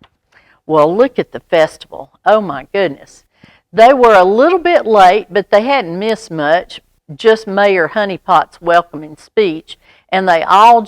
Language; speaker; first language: English; native; English